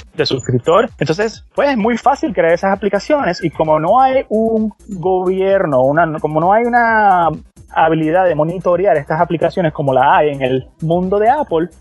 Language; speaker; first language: Spanish; native; Spanish